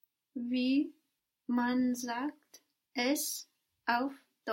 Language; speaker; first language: German; non-native, learner; English